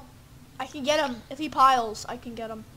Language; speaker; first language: English; native; English